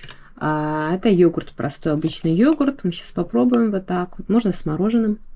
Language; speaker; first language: Russian; native; Russian